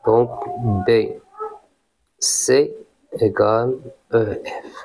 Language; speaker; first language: French; non-native, local second language; Arabic